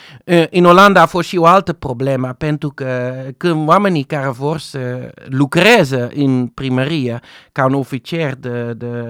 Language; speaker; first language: Romanian; non-native, fluent; Dutch